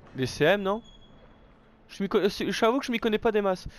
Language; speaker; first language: French; native; French